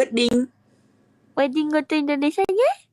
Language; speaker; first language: English; non-native, learner; Indonesian